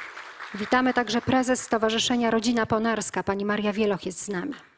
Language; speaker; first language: Polish; native; Polish